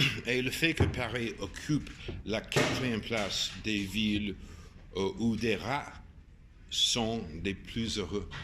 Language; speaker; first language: French; non-native, fluent; English